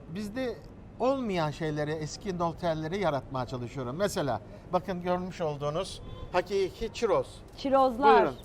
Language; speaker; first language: Turkish; native; Turkish